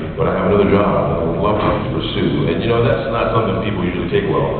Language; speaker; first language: English; native; English